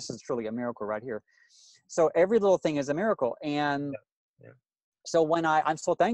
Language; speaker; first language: English; native; English